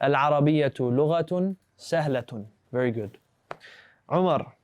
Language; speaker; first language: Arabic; non-native, fluent; English